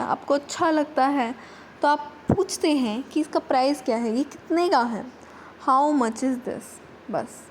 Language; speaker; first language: Hindi; native; Hindi